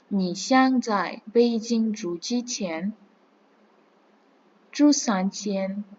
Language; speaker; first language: Chinese; non-native, fluent; Kazakh